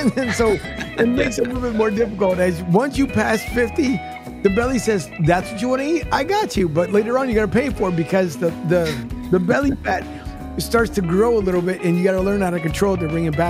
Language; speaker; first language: English; early bilingual, other home language; Spanish